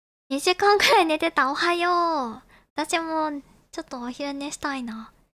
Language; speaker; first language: Japanese; native; Japanese